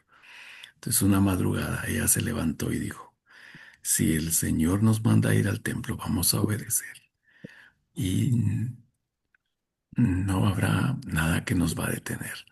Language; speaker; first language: Spanish; native; Spanish